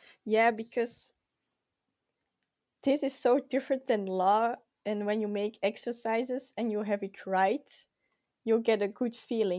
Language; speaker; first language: English; non-native, fluent; Dutch